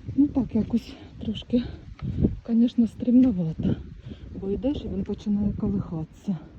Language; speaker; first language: Ukrainian; non-native, local second language; Russian